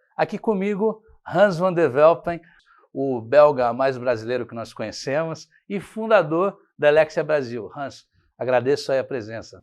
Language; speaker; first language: Portuguese; native; Portuguese